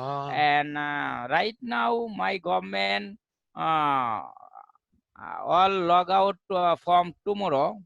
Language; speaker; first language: English; non-native, learner; Bangla